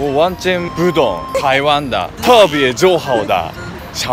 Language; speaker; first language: Chinese; non-native, learner; Japanese